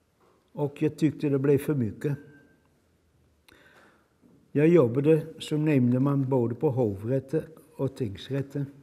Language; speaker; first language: Swedish; non-native, fluent; Dutch